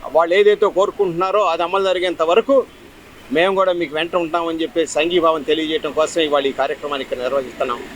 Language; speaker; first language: Telugu; native; Telugu